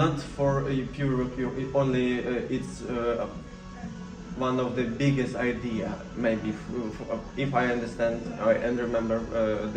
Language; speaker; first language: English; non-native, learner; Ukrainian